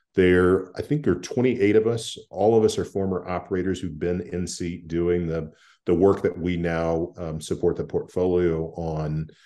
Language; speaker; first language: English; native; English